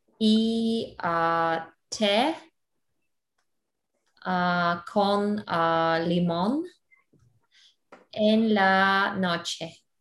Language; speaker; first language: Spanish; non-native, learner; English